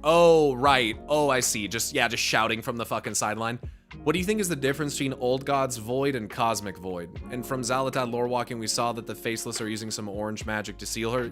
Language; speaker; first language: English; native; English